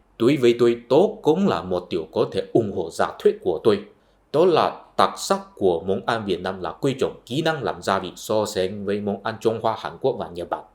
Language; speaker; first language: Vietnamese; non-native, fluent; Chinese